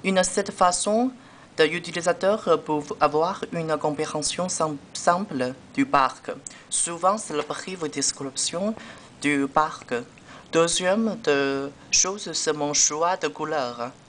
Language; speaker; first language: French; non-native, learner; Chinese